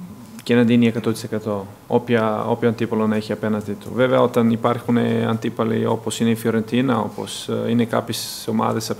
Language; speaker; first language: Greek; non-native, fluent; Serbian